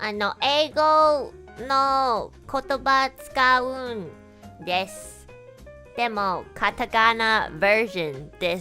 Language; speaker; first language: Japanese; non-native, learner; English